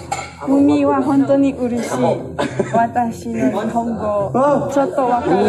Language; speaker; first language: Japanese; non-native, learner; Filipino